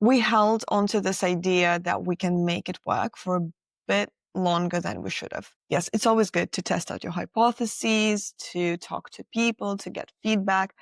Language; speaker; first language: English; non-native, fluent; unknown